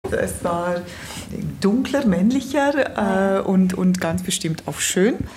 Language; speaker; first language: German; native; German